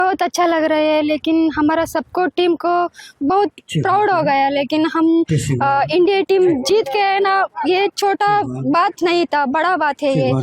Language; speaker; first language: Hindi; non-native, local second language; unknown